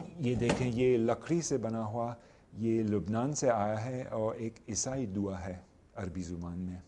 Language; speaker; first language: Urdu; non-native, fluent; English